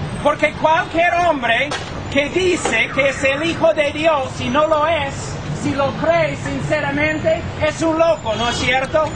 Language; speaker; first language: Spanish; non-native, fluent; English